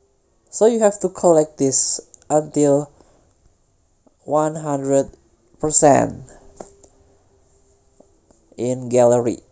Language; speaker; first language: English; non-native, fluent; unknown